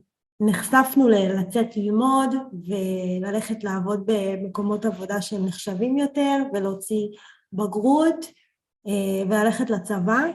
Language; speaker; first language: Hebrew; early bilingual, other home language; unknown